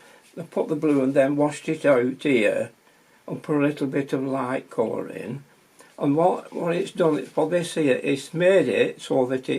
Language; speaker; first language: English; native; English